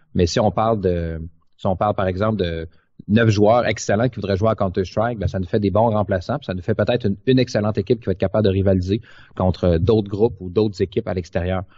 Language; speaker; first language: French; native; French